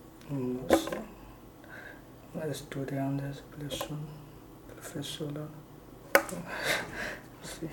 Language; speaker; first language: Spanish; non-native, learner; Chinese